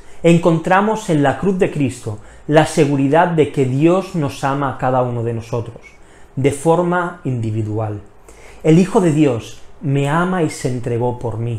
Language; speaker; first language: Spanish; native; Spanish